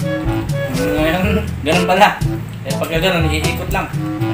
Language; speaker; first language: Filipino; non-native, local second language; Cebuano